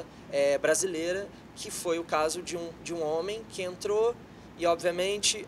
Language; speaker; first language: Portuguese; native; Portuguese